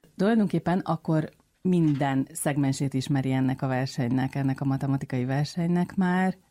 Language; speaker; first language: Hungarian; native; Hungarian